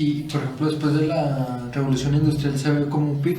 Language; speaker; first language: Spanish; native; Spanish